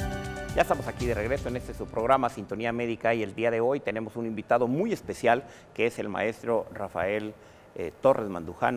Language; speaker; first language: Spanish; native; Spanish